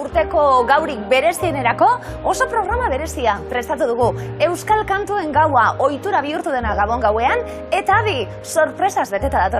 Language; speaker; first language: Basque; native; Basque